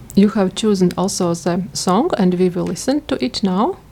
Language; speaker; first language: English; non-native, learner; Latvian